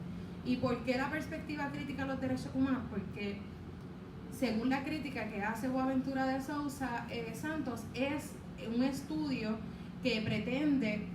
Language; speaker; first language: Spanish; native; Spanish